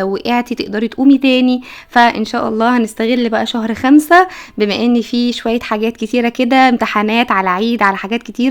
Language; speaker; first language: Arabic; native; Arabic